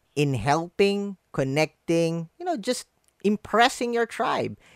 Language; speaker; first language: English; non-native, local second language; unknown